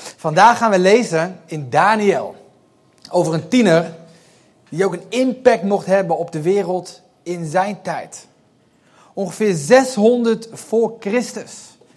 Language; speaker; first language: Dutch; native; Dutch